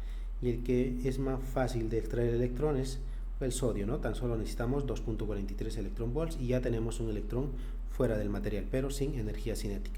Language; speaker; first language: Spanish; native; Spanish